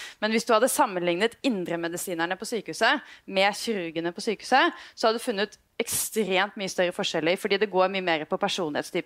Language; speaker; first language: Norwegian; native; Norwegian